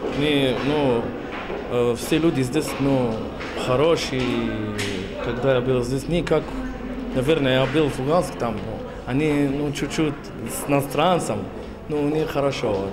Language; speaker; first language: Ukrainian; non-native, learner; Arabic